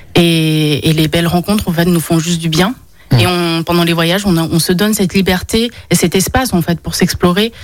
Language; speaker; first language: French; early bilingual, other home language; Chinese